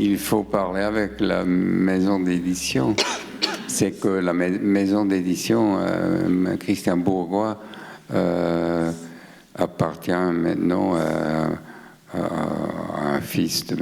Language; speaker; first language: French; non-native, local second language; German